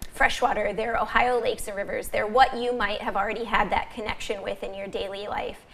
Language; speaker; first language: English; native; English